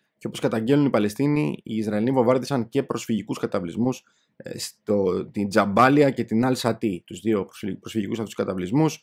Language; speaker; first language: Greek; native; Greek